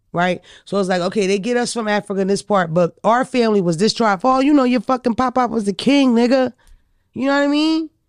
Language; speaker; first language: English; early bilingual, other home language; Yoruba